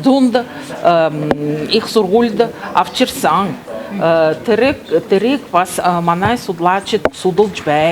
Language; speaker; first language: Mongolian; non-native, fluent; Russian